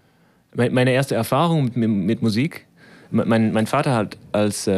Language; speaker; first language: German; non-native, learner; English